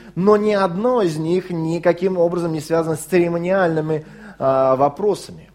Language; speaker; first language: Russian; native; Russian